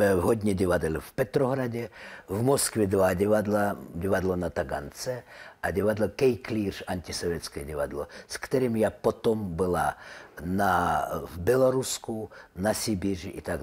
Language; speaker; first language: Czech; non-native, learner; Russian